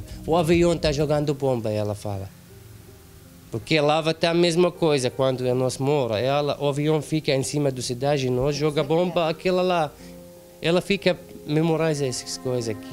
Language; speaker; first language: Portuguese; non-native, learner; Arabic